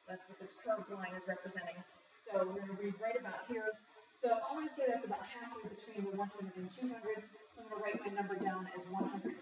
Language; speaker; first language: English; native; English